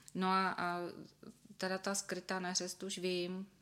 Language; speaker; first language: Czech; native; Czech